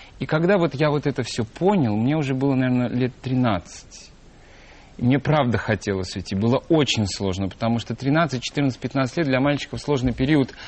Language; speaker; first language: Russian; native; Russian